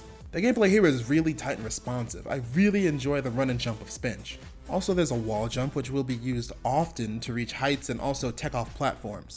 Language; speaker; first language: English; native; English